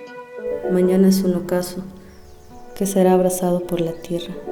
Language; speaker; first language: Spanish; native; Spanish